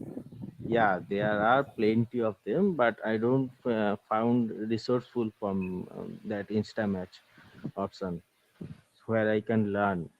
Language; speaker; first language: English; non-native, fluent; Bangla